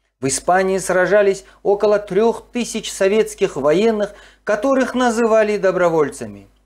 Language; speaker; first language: Russian; non-native, local second language; Kazakh